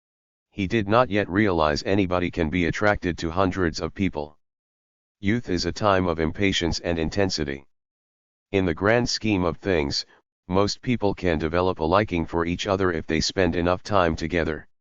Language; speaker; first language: English; native; English